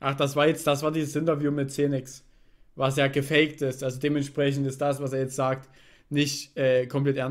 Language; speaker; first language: German; native; German